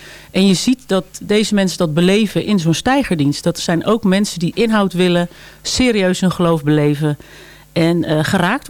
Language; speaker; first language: Dutch; native; Dutch